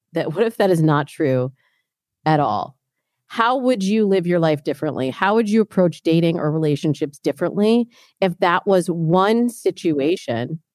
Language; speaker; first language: English; native; English